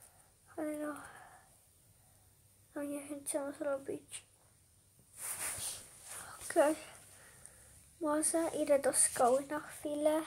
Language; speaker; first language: Polish; early bilingual, heritage; Polish